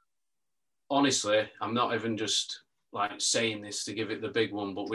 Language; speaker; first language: English; native; English